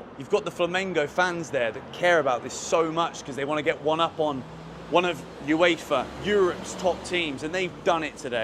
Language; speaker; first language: English; native; English